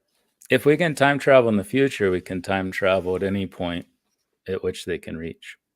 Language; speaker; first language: English; native; English